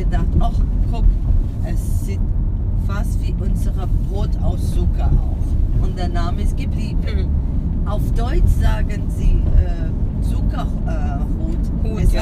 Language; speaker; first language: German; non-native, fluent; Portuguese